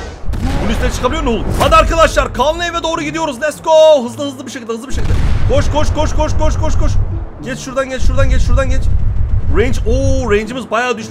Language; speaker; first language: Turkish; native; Turkish